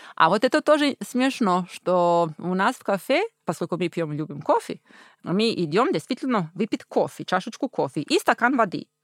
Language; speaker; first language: Russian; non-native, fluent; Croatian